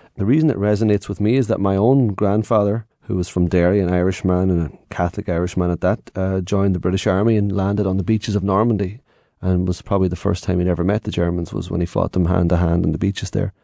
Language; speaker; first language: English; native; English